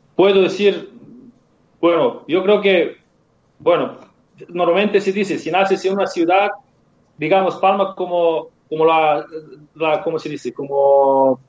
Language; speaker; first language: Spanish; non-native, fluent; Serbian